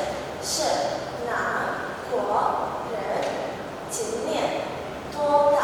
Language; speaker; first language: Chinese; non-native, learner; Indonesian